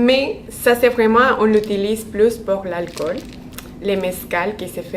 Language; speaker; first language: French; non-native, learner; Spanish